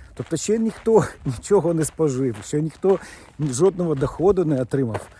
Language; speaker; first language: Ukrainian; non-native, fluent; Lithuanian